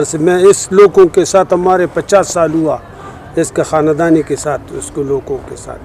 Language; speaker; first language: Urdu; non-native, local second language; Pashto